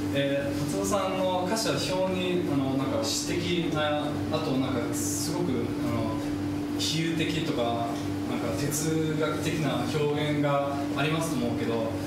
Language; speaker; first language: Japanese; non-native, fluent; German